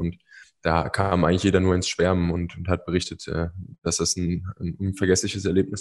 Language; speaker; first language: German; native; German